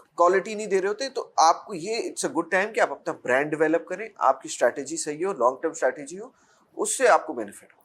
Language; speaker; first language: Urdu; native; Urdu